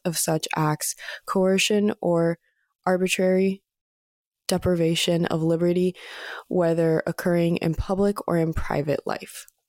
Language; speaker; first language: English; native; English